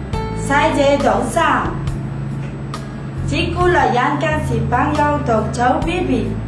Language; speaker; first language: Chinese; non-native, learner; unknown